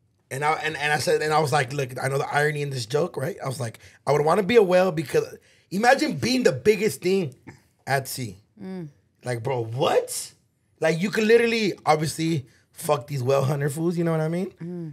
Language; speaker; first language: English; early bilingual, other home language; Spanish